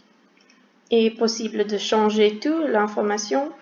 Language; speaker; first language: French; non-native, learner; English